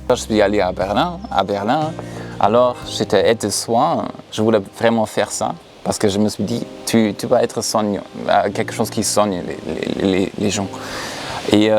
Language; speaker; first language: French; non-native, fluent; German